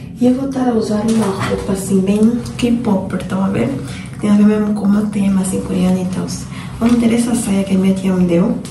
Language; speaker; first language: Portuguese; native; Portuguese